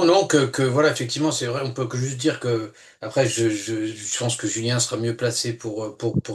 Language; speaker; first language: French; native; French